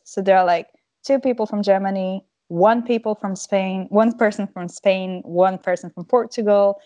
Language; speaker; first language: English; non-native, fluent; Croatian